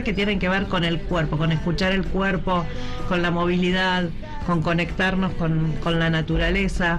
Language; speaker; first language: Spanish; native; Spanish